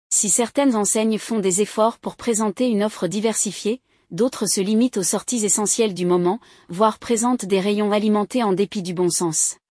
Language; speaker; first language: French; native; French